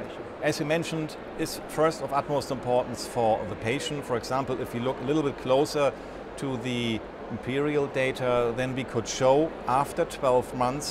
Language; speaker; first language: English; non-native, fluent; German